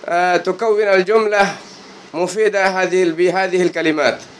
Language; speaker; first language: Arabic; non-native, fluent; Bangla